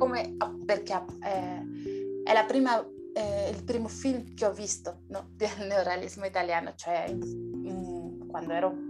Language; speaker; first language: Italian; non-native, learner; Spanish